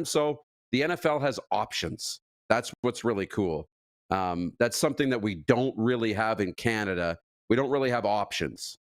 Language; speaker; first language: English; native; English